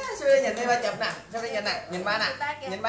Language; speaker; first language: Vietnamese; native; Vietnamese